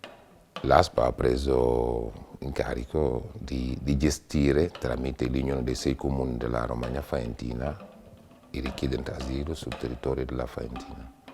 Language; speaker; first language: Italian; non-native, fluent; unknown